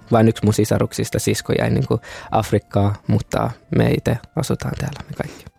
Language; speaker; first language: Finnish; early bilingual, other home language; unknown